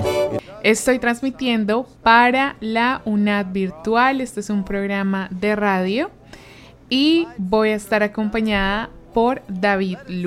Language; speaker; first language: Spanish; native; Spanish